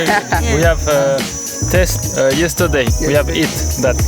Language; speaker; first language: English; non-native, learner; French